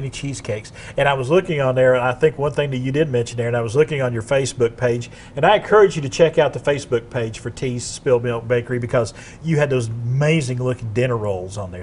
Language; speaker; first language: English; native; English